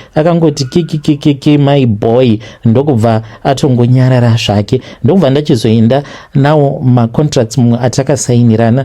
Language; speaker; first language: Shona; native; Shona